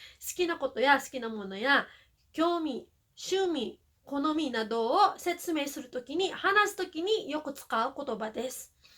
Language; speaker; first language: Japanese; non-native, fluent; Filipino